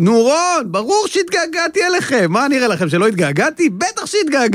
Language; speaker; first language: Hebrew; native; Hebrew